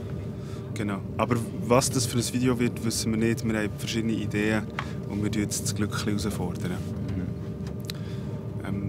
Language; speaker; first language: German; native; German